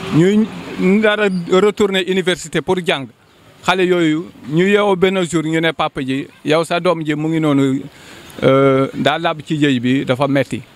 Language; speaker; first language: Wolof; non-native, local second language; Jola-Fonyi